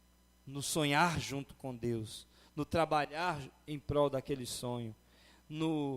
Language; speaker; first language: Portuguese; native; Portuguese